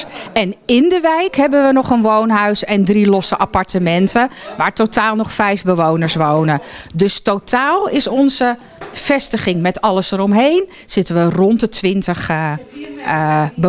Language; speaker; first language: Dutch; native; Dutch